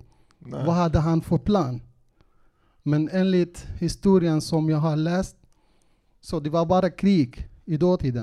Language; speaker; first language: Swedish; non-native, local second language; Kurdish